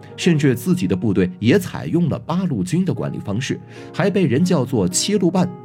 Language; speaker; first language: Chinese; native; Chinese